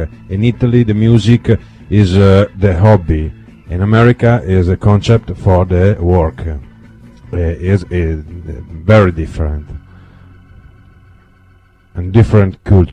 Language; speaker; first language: English; non-native, learner; Italian